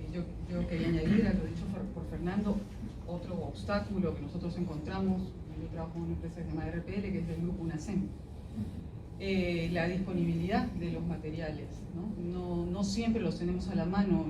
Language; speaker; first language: Spanish; native; Spanish